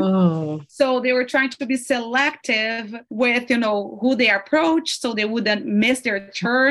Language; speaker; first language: English; non-native, fluent; Portuguese